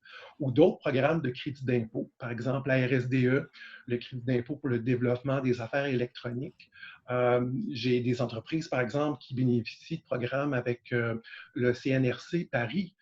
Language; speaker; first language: French; native; French